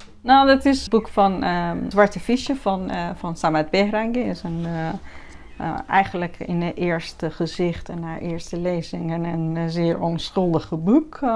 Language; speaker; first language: Dutch; non-native, fluent; Persian